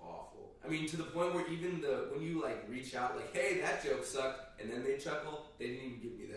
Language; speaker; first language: English; native; English